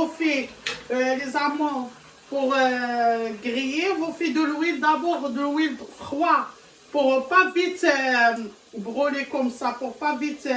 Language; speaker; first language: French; non-native, learner; Arabic